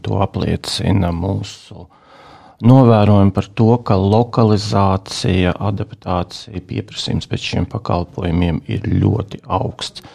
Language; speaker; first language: Latvian; non-native, local second language; Russian